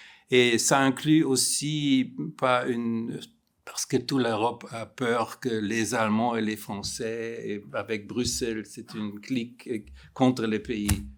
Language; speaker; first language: French; non-native, fluent; German